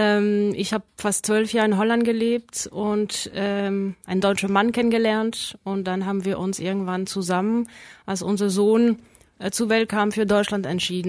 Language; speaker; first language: German; non-native, fluent; French